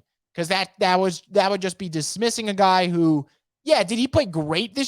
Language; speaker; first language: English; native; English